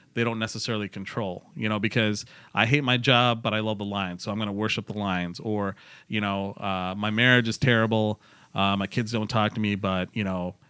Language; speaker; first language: English; early bilingual, other home language; Hindi